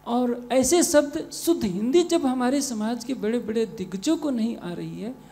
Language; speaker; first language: Hindi; native; Hindi